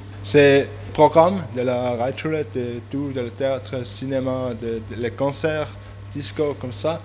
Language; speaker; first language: French; non-native, local second language; German